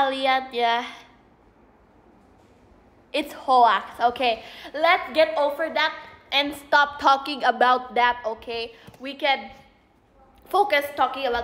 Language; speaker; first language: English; non-native, learner; Indonesian